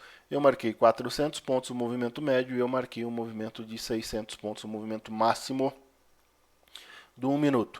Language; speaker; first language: Portuguese; native; Portuguese